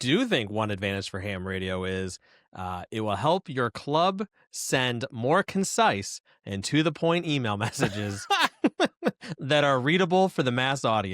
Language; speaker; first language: English; native; English